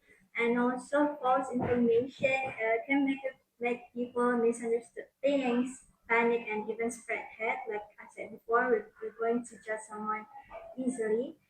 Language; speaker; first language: English; non-native, learner; Indonesian